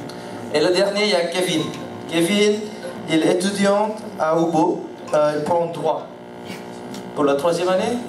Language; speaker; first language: French; non-native, learner; Indonesian